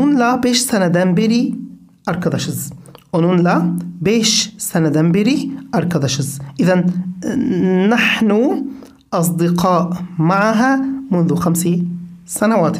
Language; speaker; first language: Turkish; non-native, fluent; Arabic